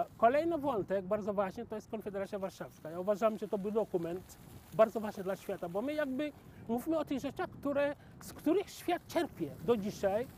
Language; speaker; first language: Polish; non-native, fluent; Wolof